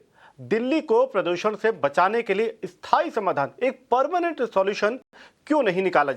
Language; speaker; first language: Hindi; native; Hindi